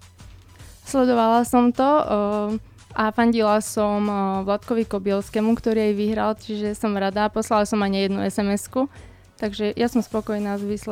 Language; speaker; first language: Slovak; native; Slovak